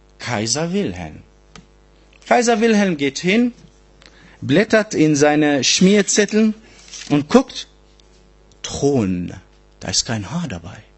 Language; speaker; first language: German; non-native, fluent; Arabic